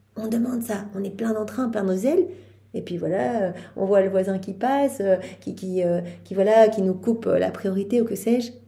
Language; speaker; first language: French; native; French